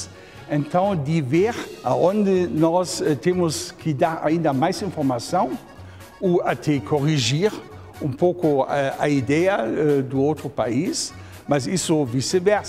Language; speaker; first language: Portuguese; non-native, fluent; German